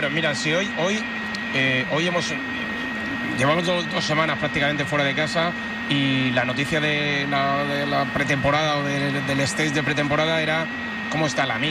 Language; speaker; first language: Spanish; native; Spanish